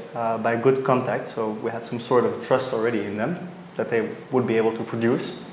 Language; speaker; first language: English; non-native, fluent; Dutch